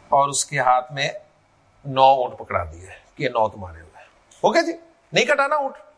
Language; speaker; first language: Urdu; native; Urdu